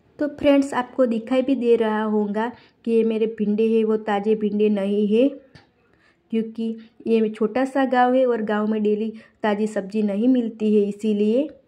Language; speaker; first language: Hindi; non-native, local second language; Gujarati